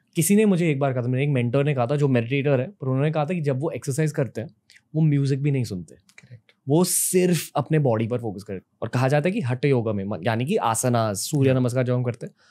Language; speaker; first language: Hindi; native; Hindi